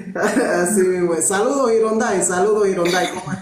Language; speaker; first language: Spanish; non-native, local second language; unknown